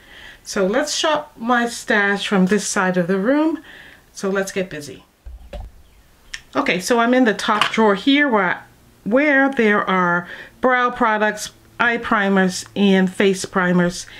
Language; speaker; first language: English; native; English